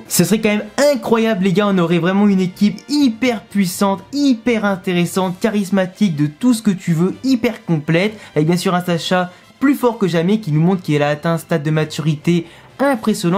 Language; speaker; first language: French; native; French